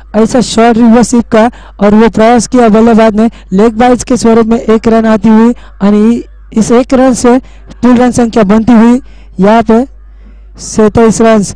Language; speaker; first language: Hindi; non-native, local second language; Marathi